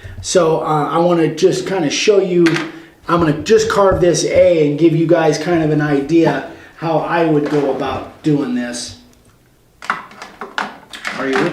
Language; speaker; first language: English; native; English